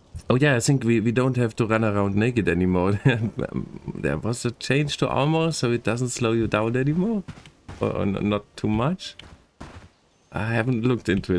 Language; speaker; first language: English; non-native, fluent; German